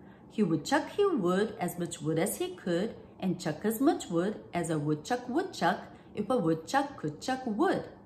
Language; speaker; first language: English; early bilingual, other home language; Japanese